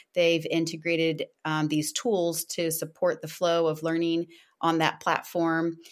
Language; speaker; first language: English; non-native, fluent; Portuguese